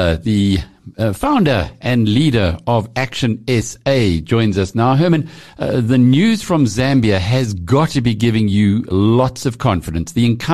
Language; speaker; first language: English; native; English